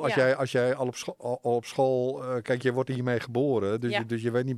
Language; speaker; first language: Dutch; native; Dutch